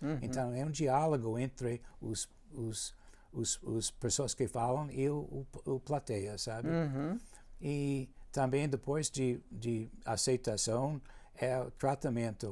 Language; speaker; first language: Portuguese; non-native, fluent; English